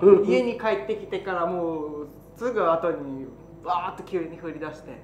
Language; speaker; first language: Japanese; native; Japanese